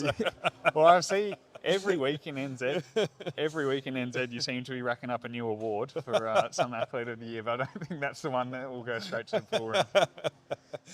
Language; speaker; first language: English; native; English